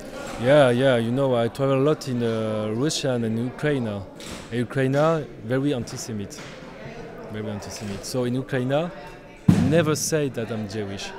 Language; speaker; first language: English; non-native, learner; French